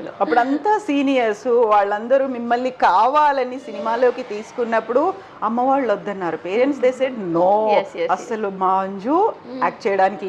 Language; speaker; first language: Telugu; native; Telugu